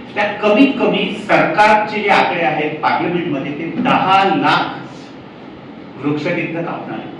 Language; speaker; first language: Marathi; non-native, local second language; Hindi